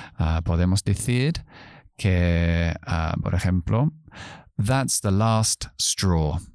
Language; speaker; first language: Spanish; non-native, fluent; English